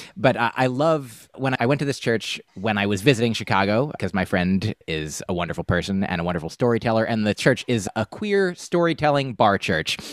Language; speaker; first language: English; native; English